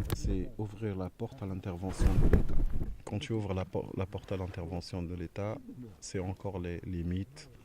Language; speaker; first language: French; non-native, local second language; Arabic